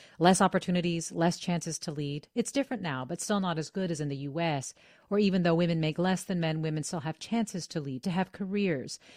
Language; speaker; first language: English; native; English